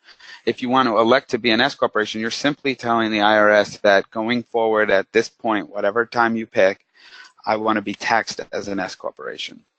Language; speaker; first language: English; native; English